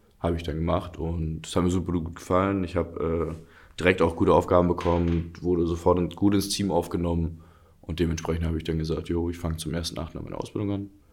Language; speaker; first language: German; early bilingual, other home language; Russian